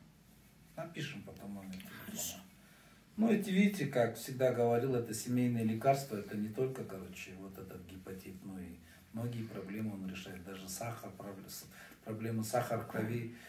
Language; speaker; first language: Russian; non-native, local second language; Kyrgyz